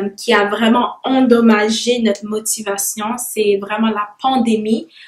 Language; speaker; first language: French; early bilingual, other home language; Haitian Creole